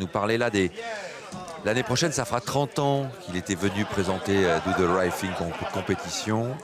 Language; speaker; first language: French; native; French